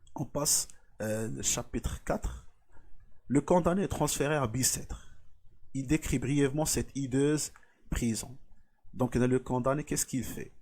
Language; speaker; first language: French; non-native, local second language; Arabic